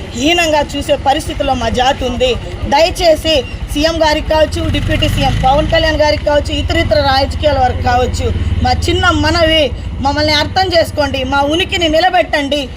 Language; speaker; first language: Telugu; non-native, local second language; Lambadi